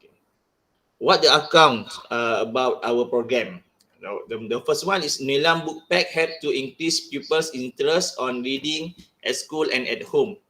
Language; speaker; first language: English; non-native, local second language; Malay